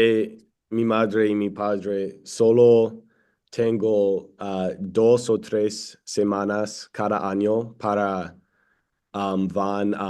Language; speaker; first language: Spanish; non-native, learner; English